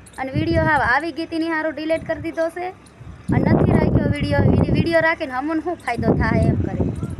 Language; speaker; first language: Gujarati; non-native, local second language; Bhili